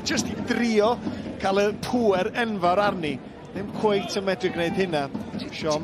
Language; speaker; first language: Welsh; native; Welsh